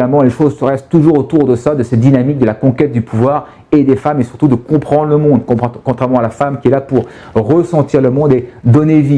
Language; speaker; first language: French; native; French